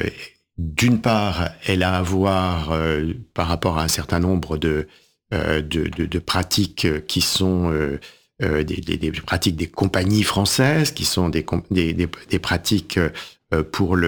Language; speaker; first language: French; native; French